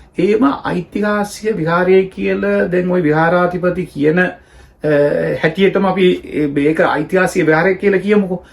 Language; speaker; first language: Sinhala; non-native, local second language; Tamil